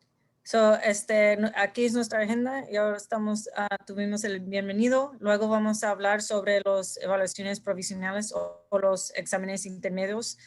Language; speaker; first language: Spanish; early bilingual, heritage; Spanish